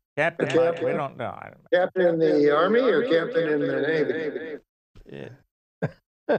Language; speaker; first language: English; native; English